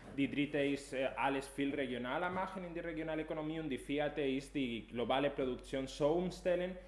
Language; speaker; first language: German; non-native, fluent; Spanish